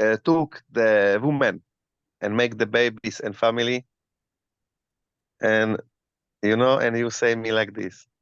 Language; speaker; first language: English; non-native, learner; Slovak